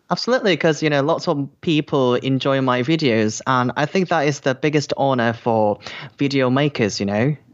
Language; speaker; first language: English; non-native, fluent; Korean